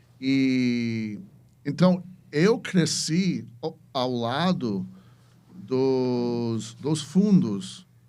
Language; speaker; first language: Portuguese; non-native, fluent; English